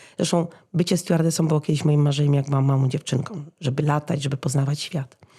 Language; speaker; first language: Polish; native; Polish